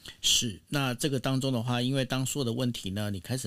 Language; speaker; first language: Chinese; native; Chinese